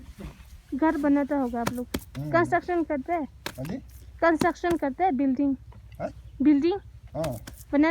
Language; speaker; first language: Hindi; non-native, local second language; Tibetan